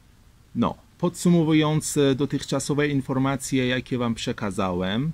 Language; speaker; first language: Polish; non-native, fluent; Persian